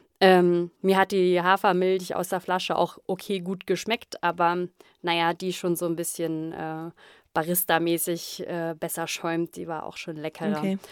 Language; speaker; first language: German; native; German